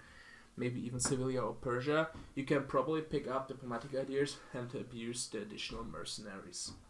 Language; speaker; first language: English; non-native, fluent; German